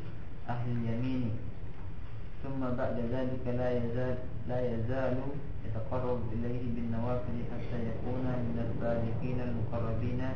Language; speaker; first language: Arabic; non-native, fluent; Indonesian